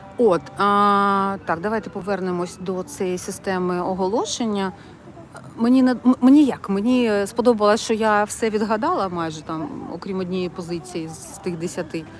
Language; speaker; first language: Ukrainian; non-native, local second language; Russian